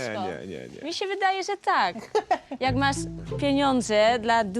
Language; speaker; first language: Polish; early bilingual, heritage; Polish